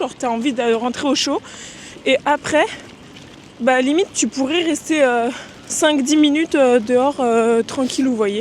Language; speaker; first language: French; native; French